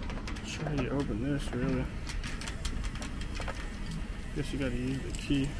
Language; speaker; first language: English; native; English